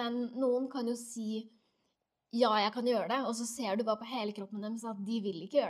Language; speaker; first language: Norwegian; native; Norwegian